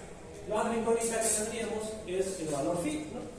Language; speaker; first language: Spanish; native; Spanish